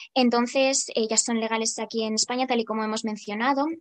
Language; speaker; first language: Spanish; non-native, fluent; Ukrainian